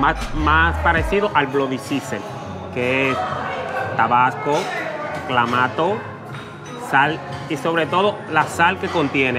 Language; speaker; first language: Spanish; native; Spanish